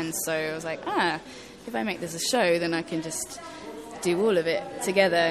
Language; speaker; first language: English; native; English